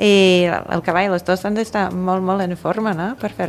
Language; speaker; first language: Catalan; non-native, fluent; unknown